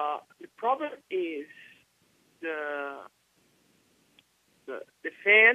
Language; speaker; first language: English; non-native, learner; Portuguese